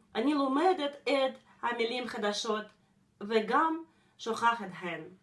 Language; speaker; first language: Hebrew; non-native, learner; Russian